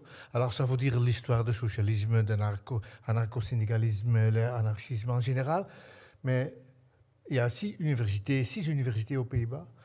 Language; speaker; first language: French; non-native, fluent; Dutch